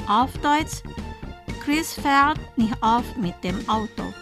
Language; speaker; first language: German; non-native, fluent; Indonesian